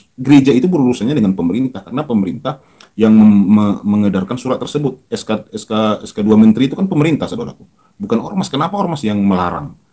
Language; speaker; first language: Indonesian; native; Indonesian